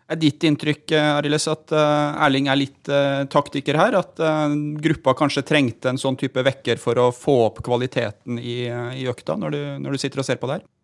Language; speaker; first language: Norwegian; native; Norwegian